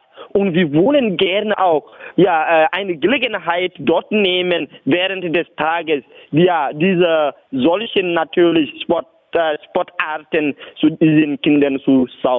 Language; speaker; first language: German; non-native, learner; Bambara